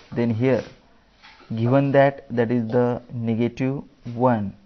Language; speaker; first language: English; non-native, local second language; Marathi